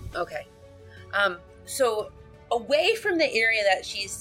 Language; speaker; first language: English; native; English